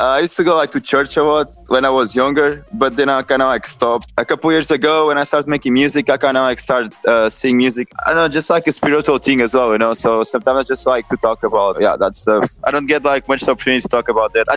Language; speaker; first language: English; non-native, fluent; Portuguese